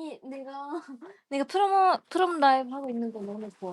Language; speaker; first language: Korean; non-native, fluent; Japanese